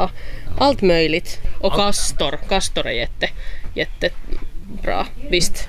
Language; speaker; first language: Swedish; non-native, local second language; Finnish